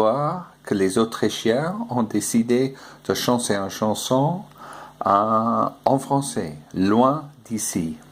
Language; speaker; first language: French; non-native, fluent; English